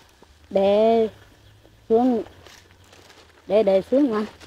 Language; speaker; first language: Vietnamese; non-native, local second language; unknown